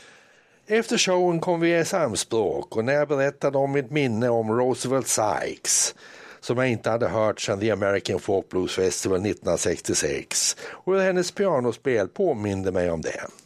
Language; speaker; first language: Swedish; native; Swedish